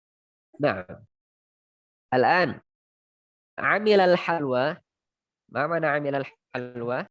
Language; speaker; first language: Arabic; non-native, fluent; Indonesian